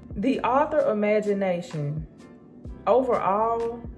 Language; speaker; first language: English; native; English